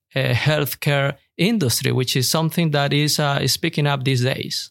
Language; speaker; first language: English; non-native, fluent; Spanish